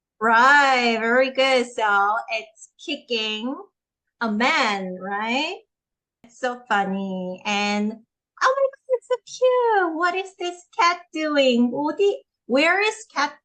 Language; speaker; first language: English; non-native, fluent; Korean